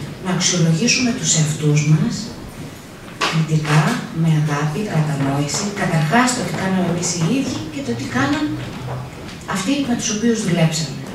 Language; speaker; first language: Greek; native; Greek